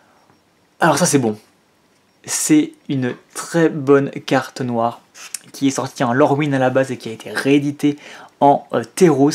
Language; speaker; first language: French; native; French